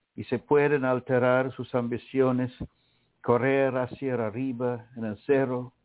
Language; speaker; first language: Spanish; non-native, fluent; English